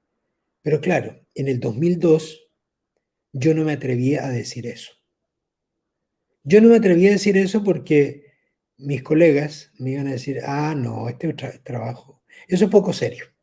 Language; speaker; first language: Spanish; native; Spanish